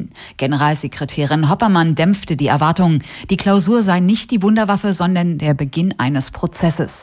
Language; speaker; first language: German; native; German